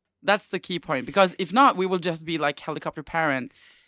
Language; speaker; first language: English; non-native, fluent; Norwegian